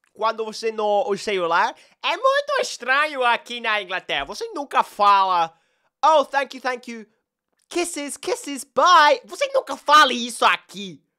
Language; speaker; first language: Portuguese; non-native, learner; English